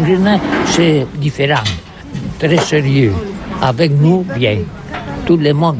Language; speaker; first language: French; non-native, learner; Catalan